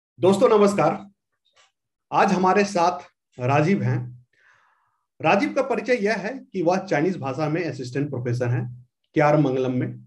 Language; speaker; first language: Hindi; native; Hindi